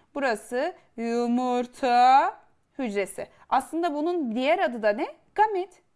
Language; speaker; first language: Turkish; native; Turkish